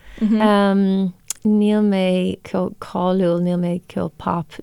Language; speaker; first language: Irish; non-native, local second language; English